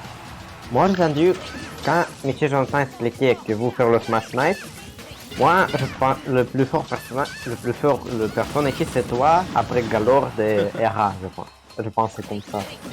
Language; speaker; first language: French; non-native, learner; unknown